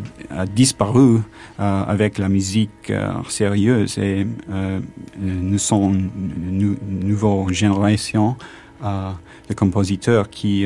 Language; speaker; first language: French; non-native, learner; English